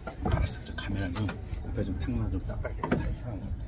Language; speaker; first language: Korean; native; Korean